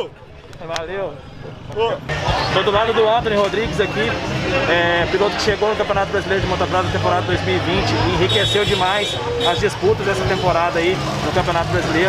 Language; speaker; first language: Portuguese; native; Portuguese